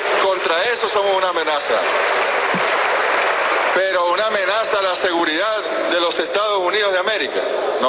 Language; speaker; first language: Spanish; native; Spanish